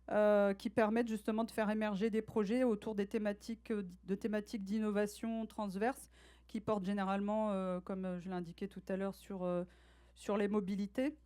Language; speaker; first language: French; native; French